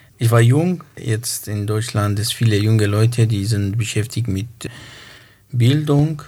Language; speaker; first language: German; non-native, learner; Kurdish